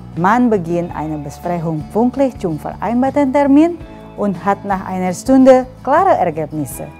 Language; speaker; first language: German; non-native, fluent; Indonesian